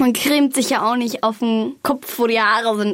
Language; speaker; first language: German; native; German